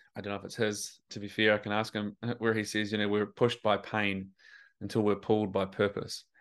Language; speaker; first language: English; native; English